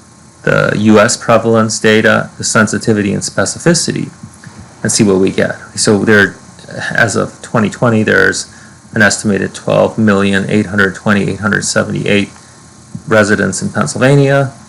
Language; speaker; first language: English; native; English